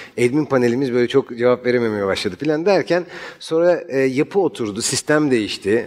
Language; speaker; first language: Turkish; native; Turkish